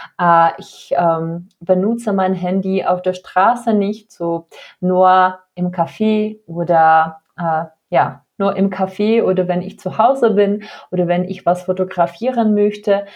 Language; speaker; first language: German; non-native, fluent; Czech